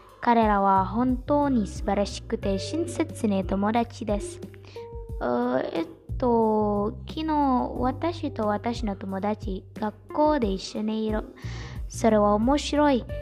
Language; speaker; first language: Japanese; non-native, learner; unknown